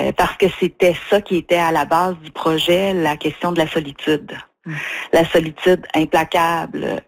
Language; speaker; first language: French; native; French